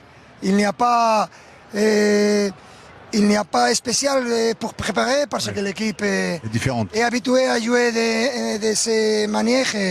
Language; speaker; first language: French; non-native, learner; Spanish